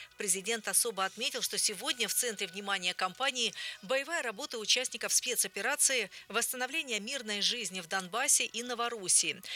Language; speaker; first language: Russian; native; Russian